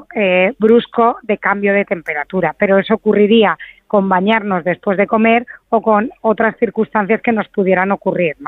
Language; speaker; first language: Spanish; native; Spanish